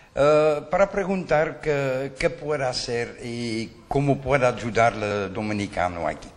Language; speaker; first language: Spanish; non-native, learner; Dutch